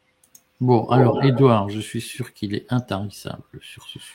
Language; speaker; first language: French; native; French